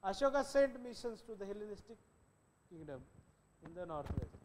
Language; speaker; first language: English; non-native, local second language; Marathi